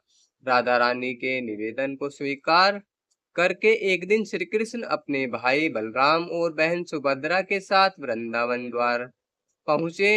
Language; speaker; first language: Hindi; native; Hindi